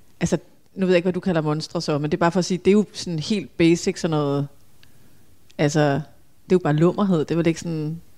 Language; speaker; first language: Danish; native; Danish